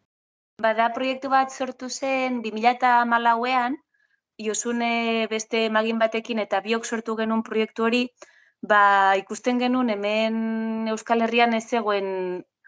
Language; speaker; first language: Basque; non-native, local second language; Spanish